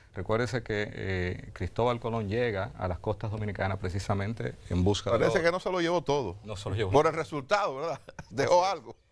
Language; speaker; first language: Spanish; native; Spanish